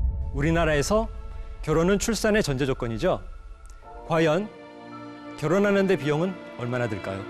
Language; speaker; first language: Korean; native; Korean